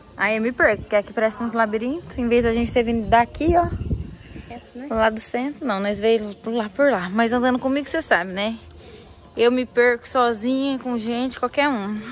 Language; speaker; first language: Portuguese; native; Portuguese